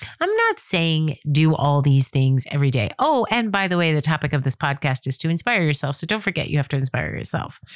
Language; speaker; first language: English; native; English